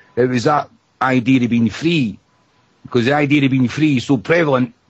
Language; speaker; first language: English; native; English